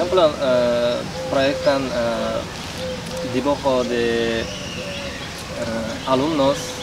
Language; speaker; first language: Spanish; non-native, learner; Uzbek